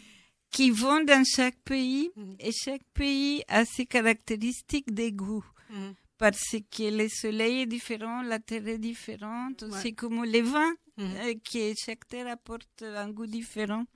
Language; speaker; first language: French; non-native, fluent; Spanish